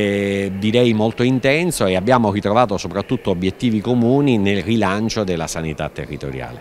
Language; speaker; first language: Italian; native; Italian